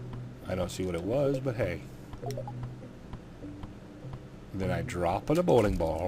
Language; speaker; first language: English; native; English